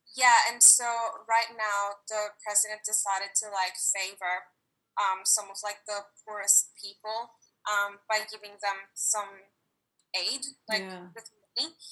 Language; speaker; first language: English; non-native, fluent; Spanish